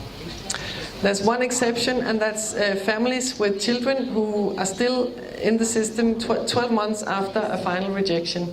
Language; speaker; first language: English; non-native, fluent; Danish